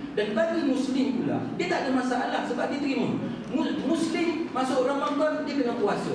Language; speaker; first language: Malay; native; Malay